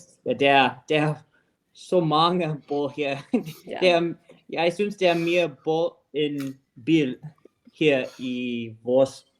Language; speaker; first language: Danish; non-native, learner; English